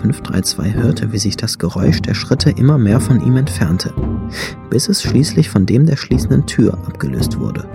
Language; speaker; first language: German; native; German